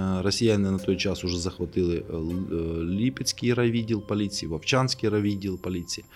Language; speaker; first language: Ukrainian; native; Ukrainian